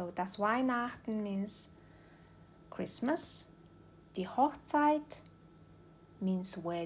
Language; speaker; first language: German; non-native, learner; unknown